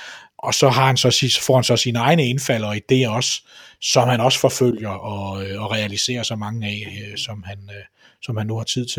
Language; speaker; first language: Danish; native; Danish